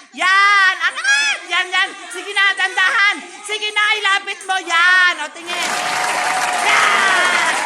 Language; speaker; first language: Filipino; non-native, local second language; Cebuano